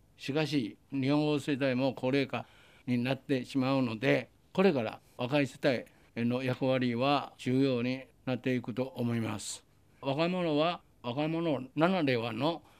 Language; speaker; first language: Japanese; non-native, fluent; Chinese